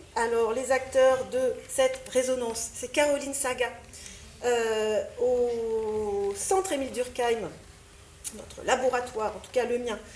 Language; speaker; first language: French; native; French